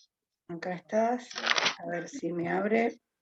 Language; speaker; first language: Spanish; native; Spanish